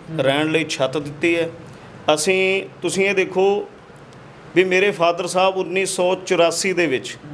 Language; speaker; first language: Punjabi; non-native, local second language; Hindi